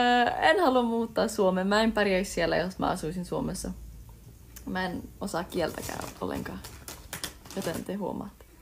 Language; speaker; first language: Finnish; early bilingual, heritage; Finnish